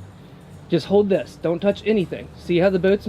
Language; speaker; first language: English; native; English